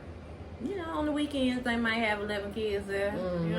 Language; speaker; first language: English; native; English